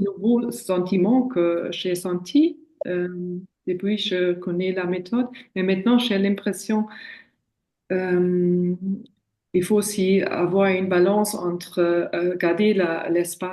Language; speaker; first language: French; non-native, fluent; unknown